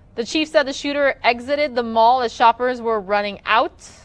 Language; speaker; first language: English; native; English